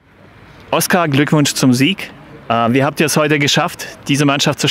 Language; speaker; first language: German; native; German